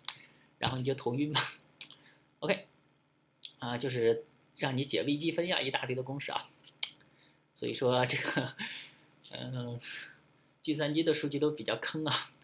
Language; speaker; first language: Chinese; native; Chinese